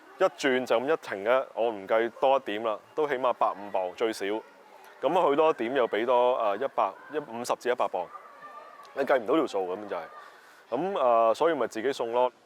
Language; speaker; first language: Cantonese; native; Cantonese